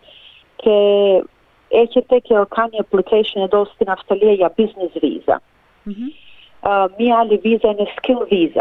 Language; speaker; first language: Greek; early bilingual, heritage; Greek